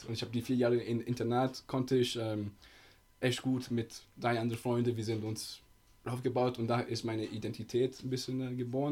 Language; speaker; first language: German; non-native, fluent; Italian